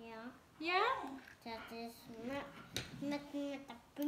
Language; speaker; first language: Dutch; early bilingual, other home language; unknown